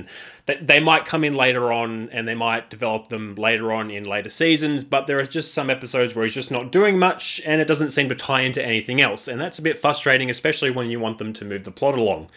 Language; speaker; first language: English; native; English